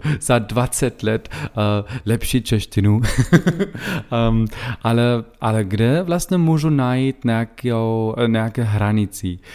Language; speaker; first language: Czech; non-native, learner; German